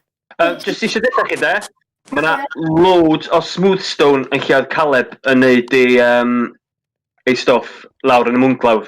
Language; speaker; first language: Welsh; native; Welsh